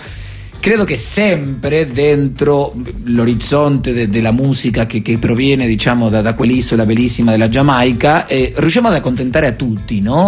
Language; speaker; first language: Italian; native; Italian